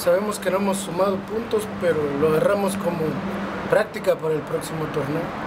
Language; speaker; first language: Spanish; native; Spanish